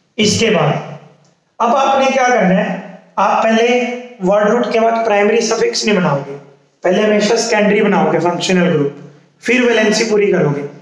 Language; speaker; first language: Hindi; native; Hindi